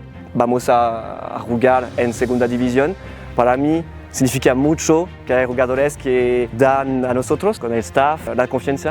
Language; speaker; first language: Spanish; non-native, learner; French